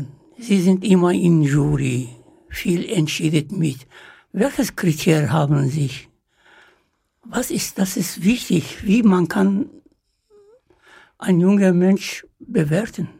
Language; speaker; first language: German; non-native, learner; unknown